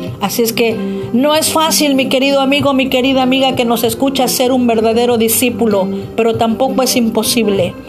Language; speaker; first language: Spanish; native; Spanish